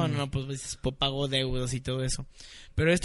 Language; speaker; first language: Spanish; native; Spanish